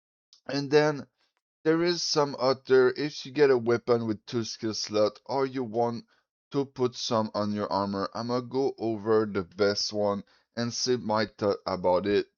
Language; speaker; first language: English; non-native, fluent; French